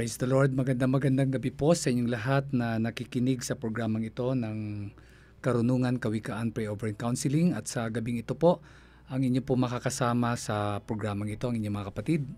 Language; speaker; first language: Filipino; non-native, local second language; Cebuano